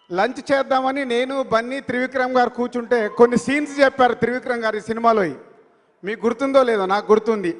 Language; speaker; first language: Telugu; native; Telugu